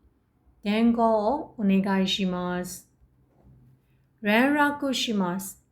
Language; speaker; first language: Japanese; non-native, fluent; Burmese